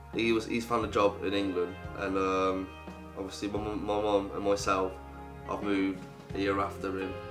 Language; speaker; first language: English; early bilingual, other home language; Polish